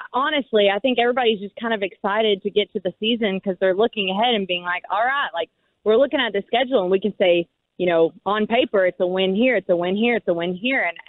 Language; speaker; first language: English; native; English